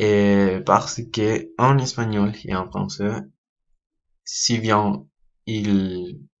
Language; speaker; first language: French; non-native, learner; Spanish